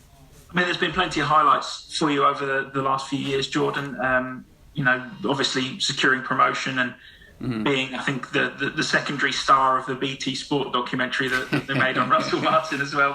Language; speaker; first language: English; native; English